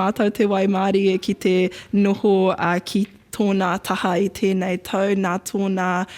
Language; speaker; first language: Māori; non-native, local second language; English